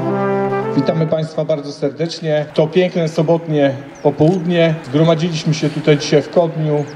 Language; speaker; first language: Polish; native; Polish